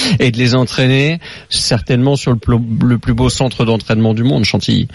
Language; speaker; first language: French; native; French